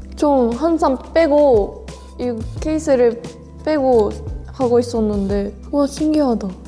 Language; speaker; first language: Korean; non-native, fluent; Japanese